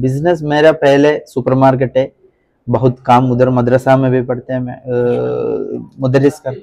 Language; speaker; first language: Hindi; non-native, local second language; Malayalam